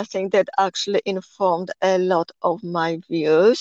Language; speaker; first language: English; non-native, fluent; Polish